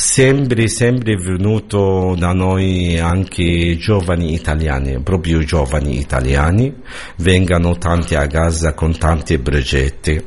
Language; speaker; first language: Italian; non-native, learner; Arabic